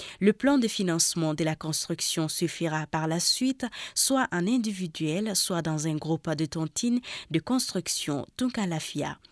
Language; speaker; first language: French; non-native, local second language; Bambara